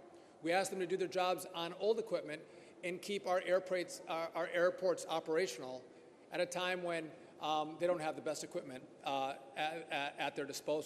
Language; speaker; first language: English; native; English